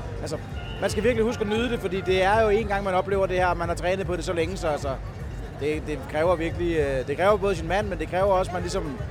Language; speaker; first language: Danish; native; Danish